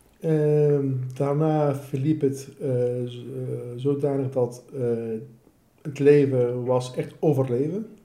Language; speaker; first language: Dutch; non-native, fluent; Assyrian Neo-Aramaic